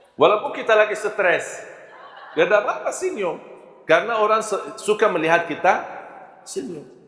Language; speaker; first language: Malay; non-native, fluent; Arabic